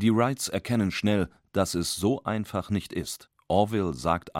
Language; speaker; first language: German; native; German